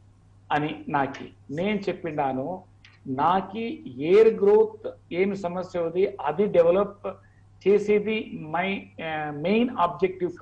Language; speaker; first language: Telugu; non-native, learner; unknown